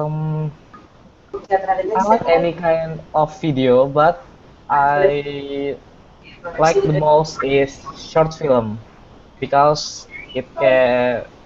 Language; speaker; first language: English; non-native, fluent; Indonesian